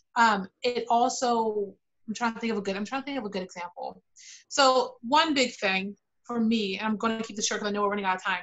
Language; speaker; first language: English; native; English